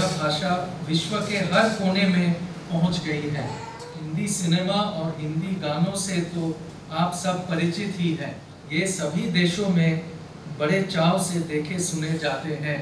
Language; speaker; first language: Hindi; non-native, local second language; Bangla